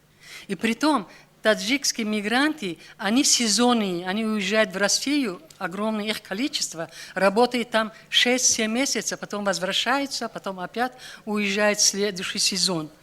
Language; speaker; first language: Russian; non-native, local second language; Tajik